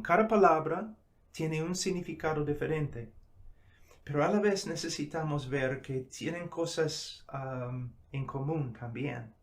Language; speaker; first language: Spanish; non-native, fluent; English